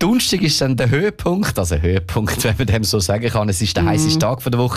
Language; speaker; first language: German; native; German